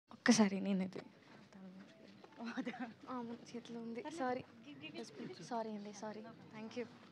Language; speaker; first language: Telugu; non-native, learner; Tamil